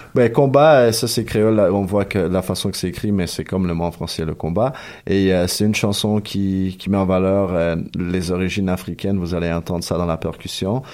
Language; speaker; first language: French; early bilingual, other home language; Spanish